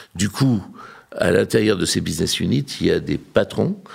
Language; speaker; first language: French; native; French